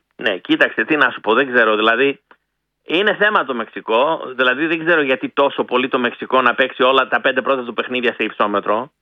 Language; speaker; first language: Greek; early bilingual, heritage; Greek